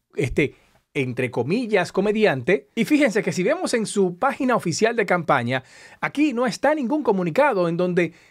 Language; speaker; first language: Spanish; native; Spanish